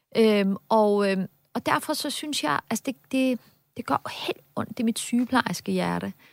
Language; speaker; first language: Danish; early bilingual, other home language; Turkish